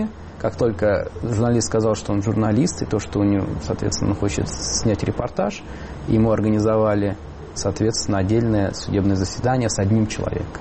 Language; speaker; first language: Russian; native; Russian